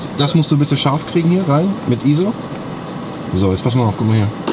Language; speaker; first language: German; native; German